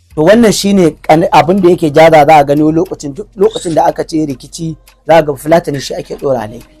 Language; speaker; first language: Hausa; non-native, local second language; Fula